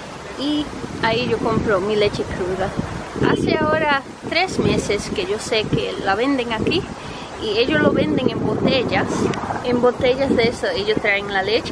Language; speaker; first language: Spanish; early bilingual, heritage; Spanish